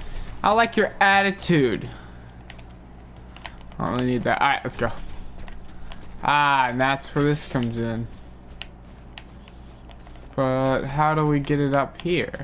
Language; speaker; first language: English; native; English